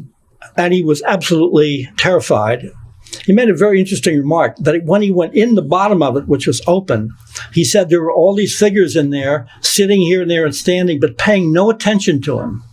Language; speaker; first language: English; native; English